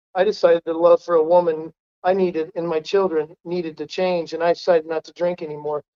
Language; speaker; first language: English; native; English